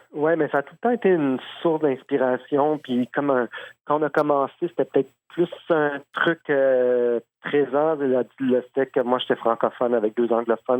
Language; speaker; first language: French; native; French